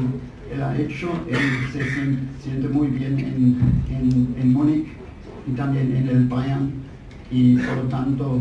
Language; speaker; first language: Spanish; non-native, fluent; German